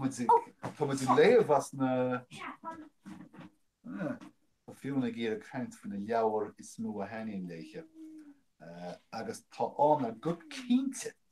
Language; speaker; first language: Irish; non-native, learner; English